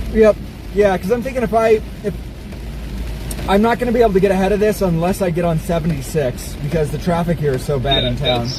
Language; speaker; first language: English; native; English